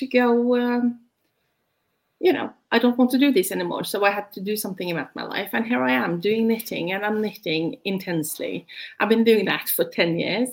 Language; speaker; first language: English; non-native, fluent; Norwegian